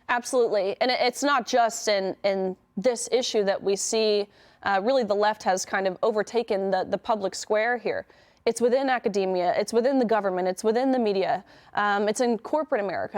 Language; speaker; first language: English; native; English